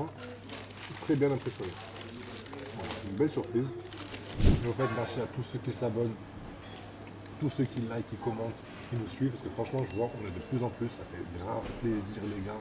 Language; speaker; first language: French; native; French